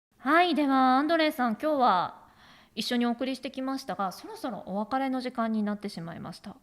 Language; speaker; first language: Japanese; native; Japanese